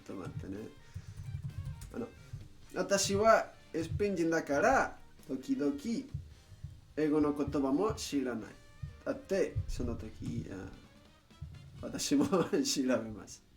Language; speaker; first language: Japanese; non-native, learner; Spanish